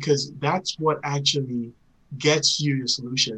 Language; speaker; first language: English; non-native, local second language; Akan